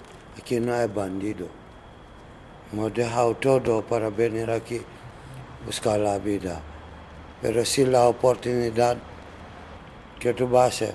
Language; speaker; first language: Spanish; non-native, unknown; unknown